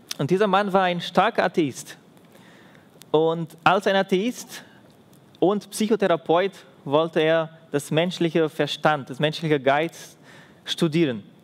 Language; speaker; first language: German; non-native, fluent; Portuguese